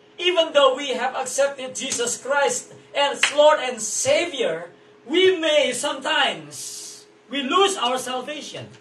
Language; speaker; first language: English; non-native, fluent; Indonesian